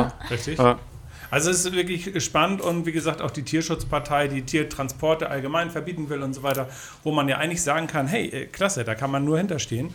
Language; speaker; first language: German; native; German